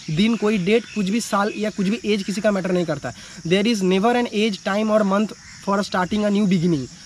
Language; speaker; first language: Hindi; non-native, local second language; Bangla